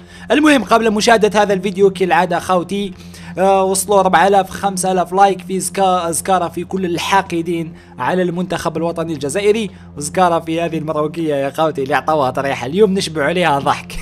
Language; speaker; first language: Arabic; native; Arabic